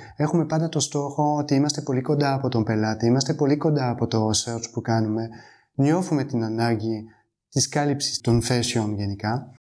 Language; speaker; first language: Greek; non-native, fluent; French